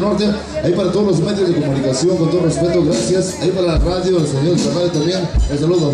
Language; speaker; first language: Spanish; native; Spanish